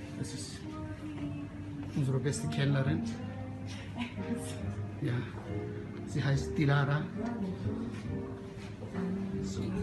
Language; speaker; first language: German; non-native, learner; Turkish